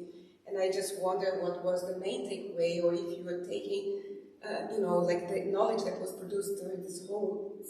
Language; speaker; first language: English; non-native, fluent; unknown